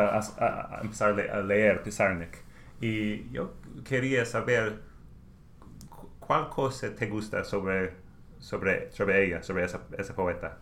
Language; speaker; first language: Spanish; non-native, learner; English